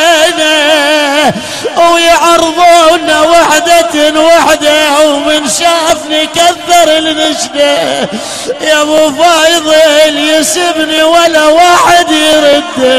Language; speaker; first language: Arabic; native; Arabic